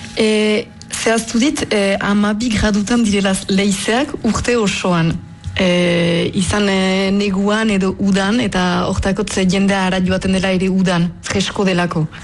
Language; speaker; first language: Basque; native; Basque